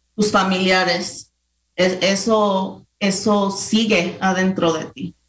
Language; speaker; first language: Spanish; early bilingual, heritage; Spanish